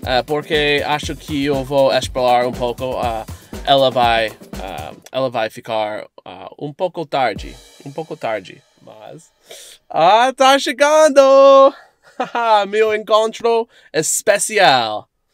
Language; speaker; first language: Portuguese; non-native, learner; English